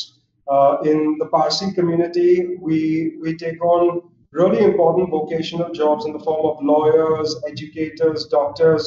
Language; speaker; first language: English; non-native, local second language; Gujarati